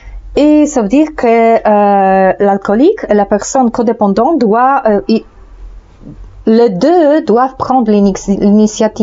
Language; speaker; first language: French; non-native, fluent; Polish